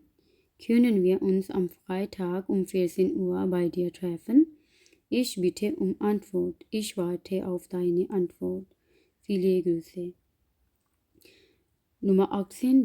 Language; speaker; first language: German; non-native, learner; Urdu